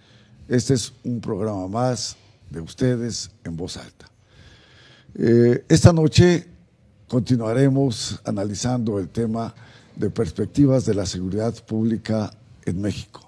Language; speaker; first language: Spanish; native; Spanish